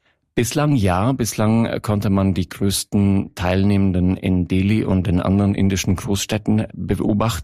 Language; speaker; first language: German; native; German